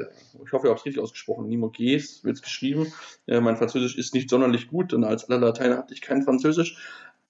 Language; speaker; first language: German; native; German